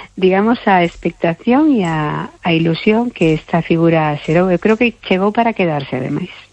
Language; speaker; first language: Galician; non-native, local second language; Spanish